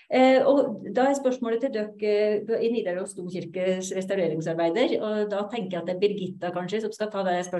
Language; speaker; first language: Norwegian; native; Norwegian